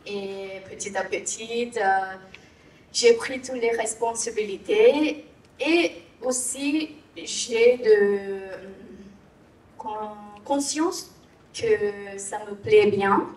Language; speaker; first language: French; non-native, learner; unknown